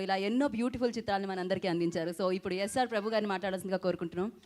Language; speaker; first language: Telugu; native; Telugu